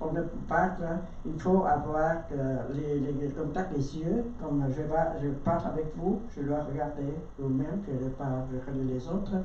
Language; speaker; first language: French; non-native, learner; Vietnamese